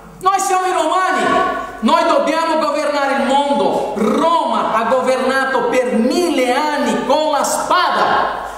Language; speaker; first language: Italian; non-native, fluent; Portuguese